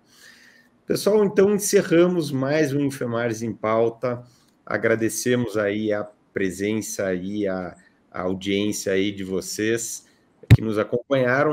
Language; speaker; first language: Portuguese; native; Portuguese